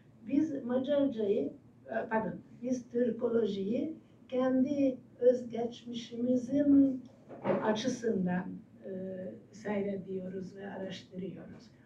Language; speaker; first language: Turkish; non-native, fluent; Hungarian